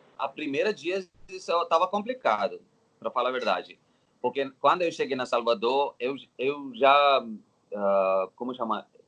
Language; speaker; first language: Portuguese; non-native, learner; Telugu